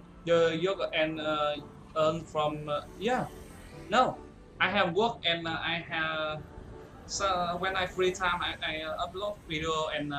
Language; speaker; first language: English; non-native, learner; Vietnamese